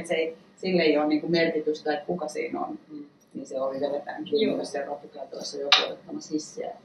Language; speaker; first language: Finnish; native; Finnish